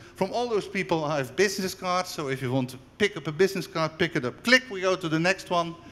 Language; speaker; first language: English; non-native, fluent; Dutch